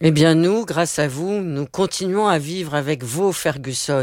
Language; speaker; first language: French; native; French